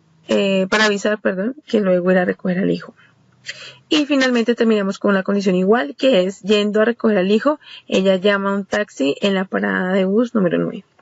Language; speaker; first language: Spanish; native; Spanish